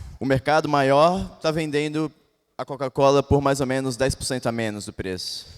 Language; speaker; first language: Portuguese; native; Portuguese